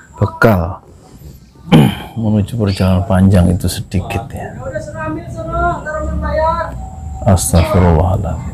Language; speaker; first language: Indonesian; native; Indonesian